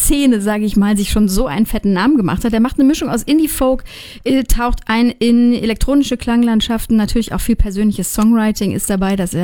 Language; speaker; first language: German; native; German